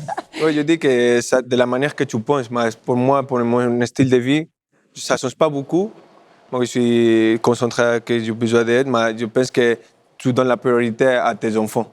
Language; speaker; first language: French; non-native, fluent; Spanish